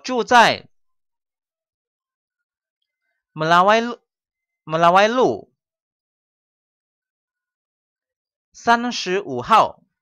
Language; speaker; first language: Chinese; non-native, fluent; Indonesian